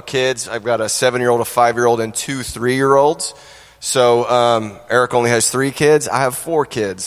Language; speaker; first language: English; native; English